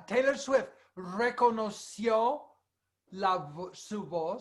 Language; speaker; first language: Spanish; non-native, fluent; English